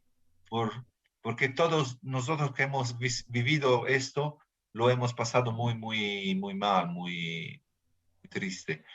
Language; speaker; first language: Spanish; non-native, fluent; Italian